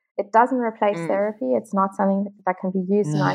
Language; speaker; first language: English; native; English